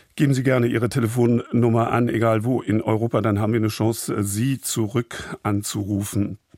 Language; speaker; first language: German; native; German